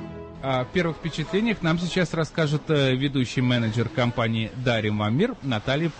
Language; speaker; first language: Russian; native; Russian